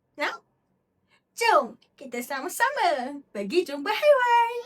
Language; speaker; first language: Malay; native; Malay